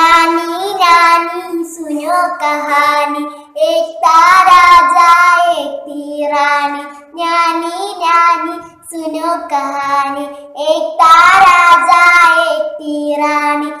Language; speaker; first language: Hindi; non-native, learner; Malayalam